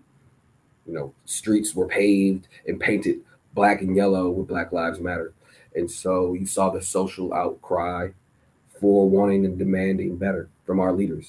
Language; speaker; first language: English; native; English